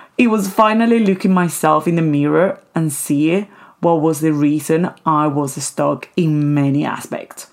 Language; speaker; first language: English; non-native, fluent; Spanish